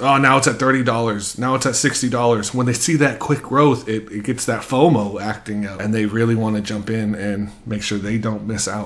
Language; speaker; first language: English; native; English